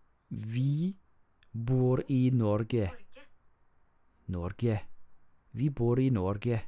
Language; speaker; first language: Norwegian; non-native, learner; English